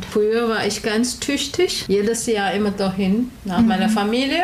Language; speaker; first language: German; non-native, learner; Chinese